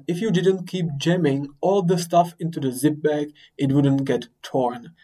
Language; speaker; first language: English; non-native, fluent; Czech